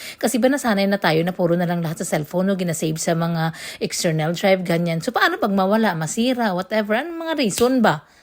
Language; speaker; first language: Filipino; non-native, local second language; Cebuano